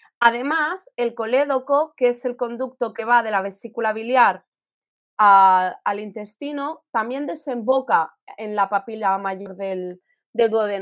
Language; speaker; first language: Spanish; native; Spanish